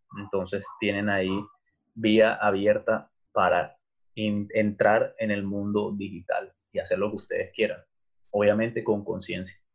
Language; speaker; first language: Spanish; native; Spanish